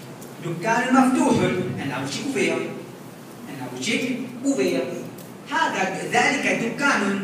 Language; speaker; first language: Arabic; non-native, fluent; Morisyen